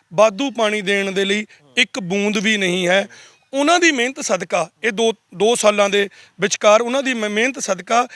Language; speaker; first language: Punjabi; native; Punjabi